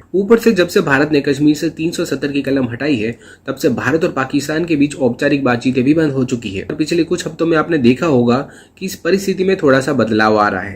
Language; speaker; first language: Hindi; native; Hindi